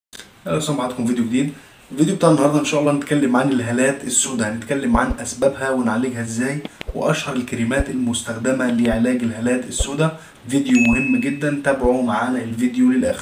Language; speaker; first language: Arabic; native; Arabic